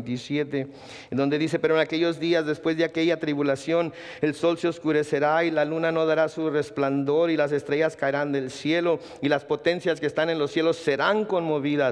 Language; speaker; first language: Spanish; native; Spanish